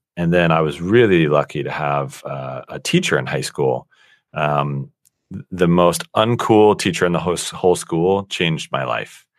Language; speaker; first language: English; native; English